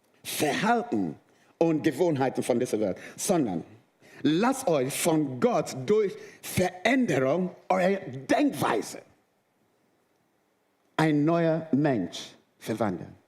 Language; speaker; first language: German; non-native, fluent; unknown